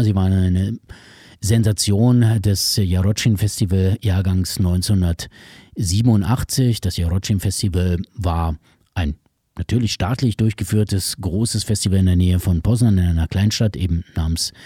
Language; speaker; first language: German; native; German